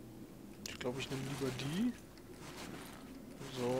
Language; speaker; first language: German; native; German